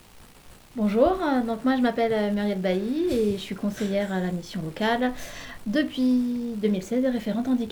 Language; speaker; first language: French; native; French